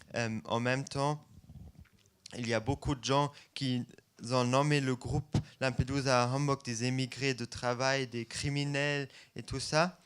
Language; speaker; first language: French; non-native, fluent; German